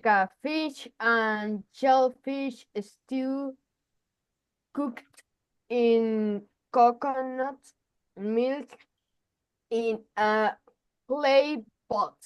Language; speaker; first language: English; non-native, learner; Spanish